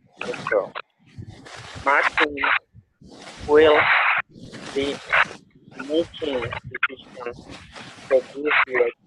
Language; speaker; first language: English; non-native, learner; Spanish